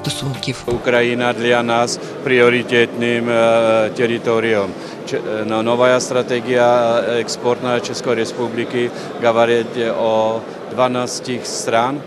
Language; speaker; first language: Ukrainian; non-native, learner; Czech